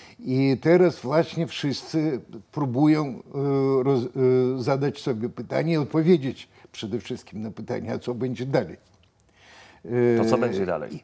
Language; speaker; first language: Polish; non-native, fluent; Russian